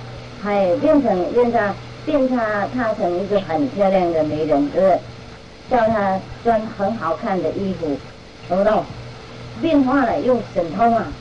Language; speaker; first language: Chinese; non-native, fluent; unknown